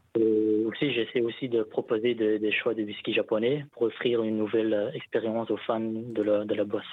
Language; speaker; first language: French; non-native, local second language; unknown